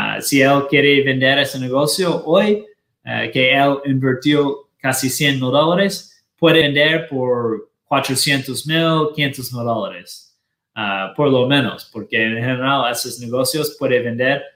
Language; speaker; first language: Spanish; non-native, fluent; Portuguese